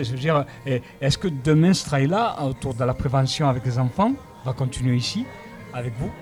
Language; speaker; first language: French; native; French